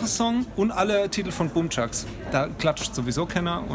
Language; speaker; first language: German; native; German